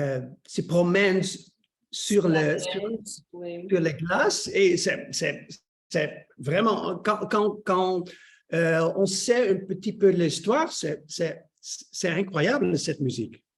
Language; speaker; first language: French; non-native, learner; Dutch